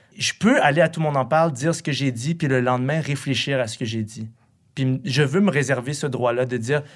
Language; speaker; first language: French; early bilingual, other home language; Arabic